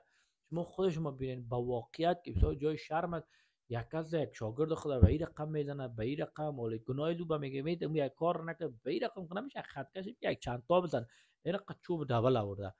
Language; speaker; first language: Persian; native; Persian